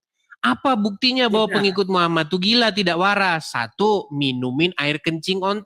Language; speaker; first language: Indonesian; native; Indonesian